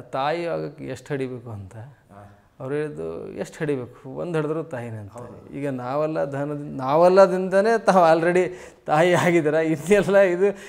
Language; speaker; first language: Kannada; native; Kannada